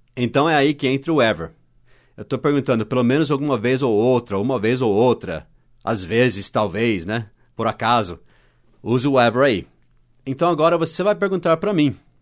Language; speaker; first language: Portuguese; non-native, fluent; English